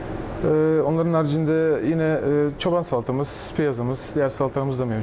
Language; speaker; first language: Turkish; early bilingual, other home language; Bosnian